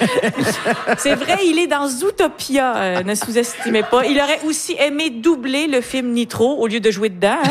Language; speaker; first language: French; native; French